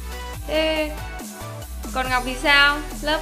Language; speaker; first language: Vietnamese; native; Vietnamese